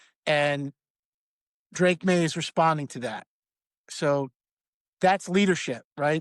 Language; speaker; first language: English; native; English